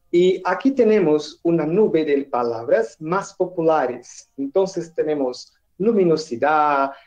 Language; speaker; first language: Spanish; non-native, learner; Portuguese